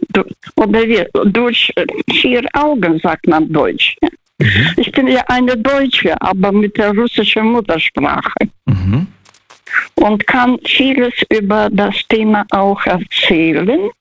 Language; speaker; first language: German; non-native, fluent; Russian